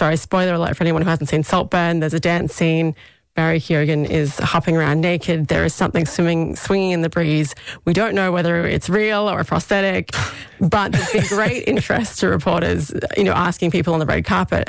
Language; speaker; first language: English; native; English